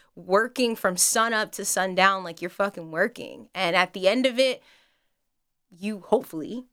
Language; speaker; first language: English; native; English